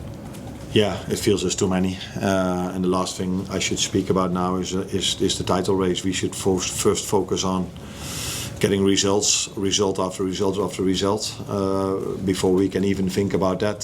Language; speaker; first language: English; non-native, fluent; Dutch